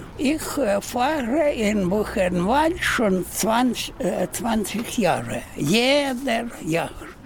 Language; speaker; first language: German; non-native, learner; Russian